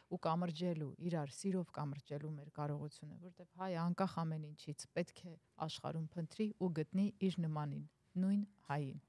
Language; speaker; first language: Armenian; native; Armenian